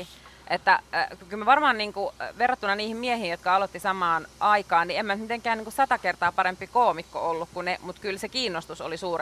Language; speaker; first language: Finnish; native; Finnish